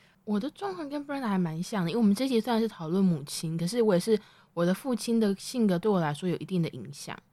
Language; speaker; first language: Chinese; native; Chinese